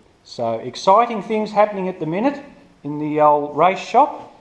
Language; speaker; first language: English; native; English